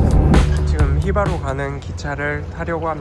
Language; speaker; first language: Korean; native; Korean